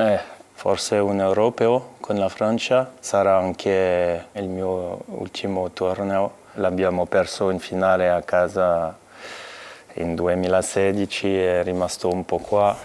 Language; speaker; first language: Italian; non-native, fluent; French